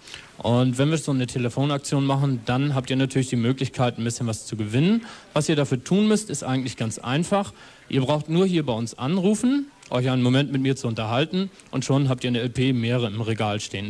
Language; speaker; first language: German; native; German